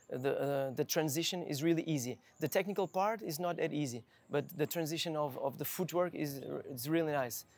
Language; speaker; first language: English; non-native, fluent; Portuguese